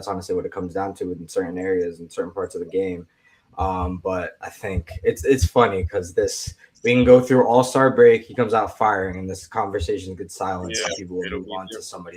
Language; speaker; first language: English; native; English